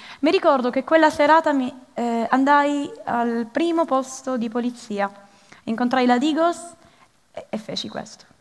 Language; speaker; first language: Italian; early bilingual, other home language; Arabic